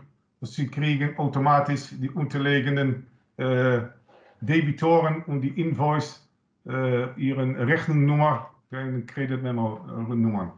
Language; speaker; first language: German; non-native, learner; Dutch